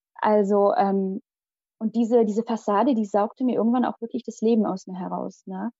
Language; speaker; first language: German; early bilingual, other home language; Malayalam